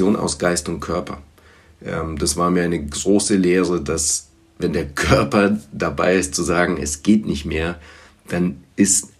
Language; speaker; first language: German; early bilingual, other home language; Bulgarian